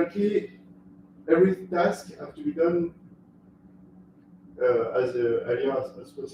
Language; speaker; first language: English; non-native, fluent; French